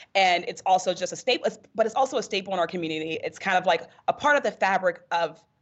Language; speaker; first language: English; native; English